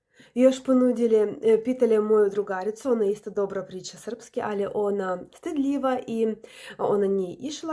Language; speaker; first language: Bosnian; non-native, learner; Russian